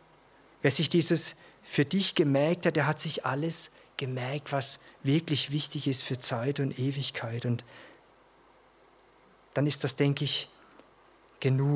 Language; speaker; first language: German; native; German